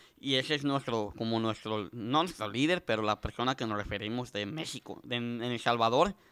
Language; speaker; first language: Spanish; native; Spanish